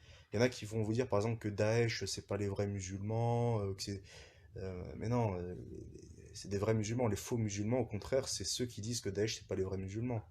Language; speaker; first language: French; early bilingual, other home language; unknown